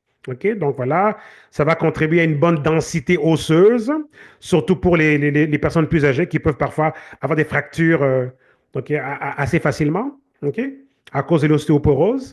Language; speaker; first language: French; native; French